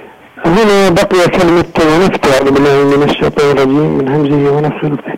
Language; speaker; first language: Arabic; native; Arabic